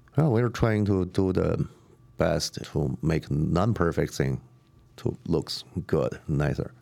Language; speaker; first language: English; non-native, learner; Chinese